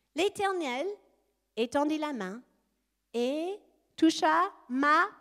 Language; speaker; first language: French; non-native, fluent; English